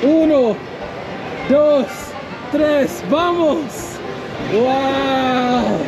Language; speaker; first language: Spanish; non-native, learner; English